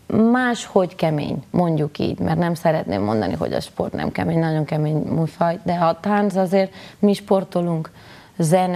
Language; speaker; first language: Hungarian; non-native, learner; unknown